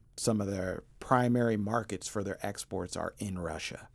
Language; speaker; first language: English; native; English